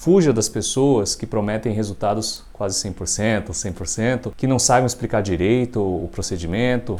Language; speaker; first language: Portuguese; native; Portuguese